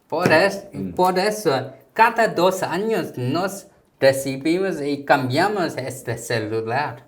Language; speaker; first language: Spanish; non-native, fluent; Korean